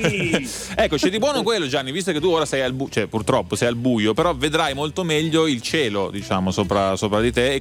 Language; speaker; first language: Italian; native; Italian